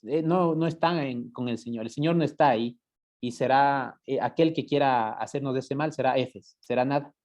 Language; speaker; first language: Spanish; native; Spanish